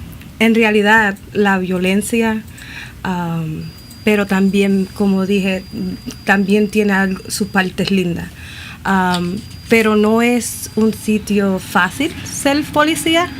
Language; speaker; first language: Spanish; early bilingual, other home language; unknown